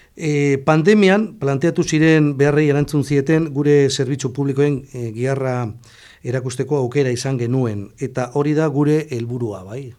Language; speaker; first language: Basque; non-native, local second language; Spanish